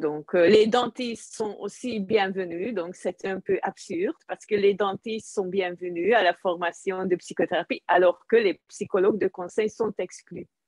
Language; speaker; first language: French; non-native, fluent; Hungarian